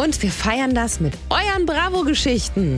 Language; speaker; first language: German; native; German